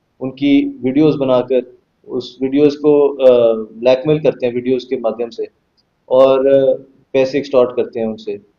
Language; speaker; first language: Hindi; non-native, local second language; Punjabi